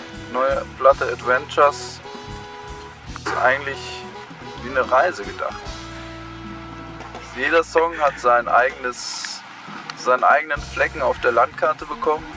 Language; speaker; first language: German; native; German